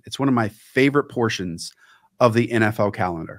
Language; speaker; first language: English; native; English